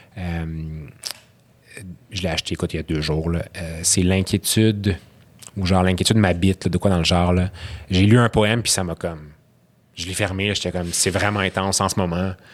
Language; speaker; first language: French; early bilingual, other home language; Arabic